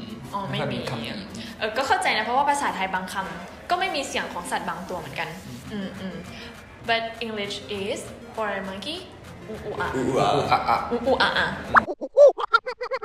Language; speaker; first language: Thai; native; Thai